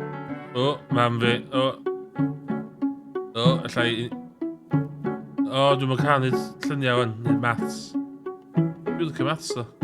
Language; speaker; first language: Welsh; native; Welsh